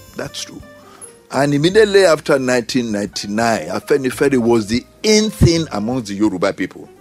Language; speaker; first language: English; non-native, local second language; Yoruba